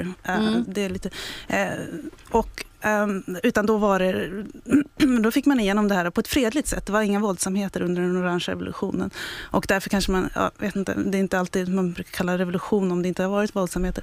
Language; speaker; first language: Swedish; native; Swedish